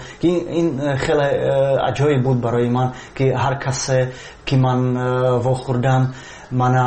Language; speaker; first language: Persian; non-native, fluent; Czech